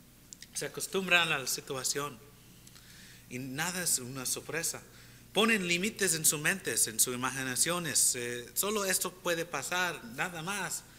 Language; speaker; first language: Spanish; early bilingual, heritage; Spanish